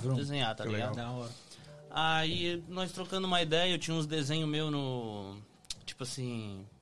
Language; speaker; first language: Portuguese; native; Portuguese